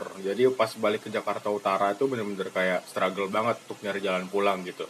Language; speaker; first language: Indonesian; native; Indonesian